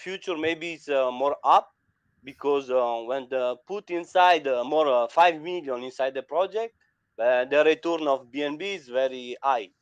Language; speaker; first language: English; non-native, learner; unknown